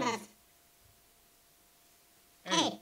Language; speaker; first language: German; native; German